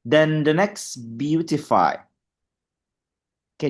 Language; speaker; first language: English; non-native, fluent; Indonesian